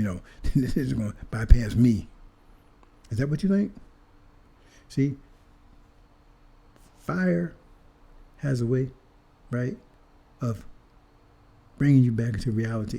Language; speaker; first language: English; native; English